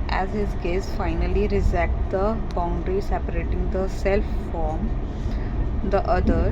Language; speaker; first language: English; non-native, local second language; Hindi